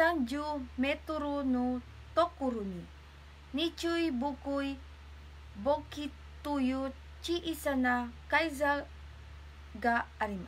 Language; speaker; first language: Japanese; non-native, learner; Filipino